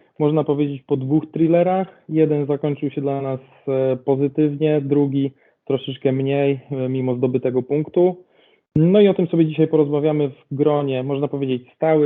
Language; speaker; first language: Polish; native; Polish